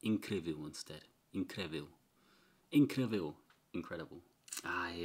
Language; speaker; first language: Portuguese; non-native, learner; English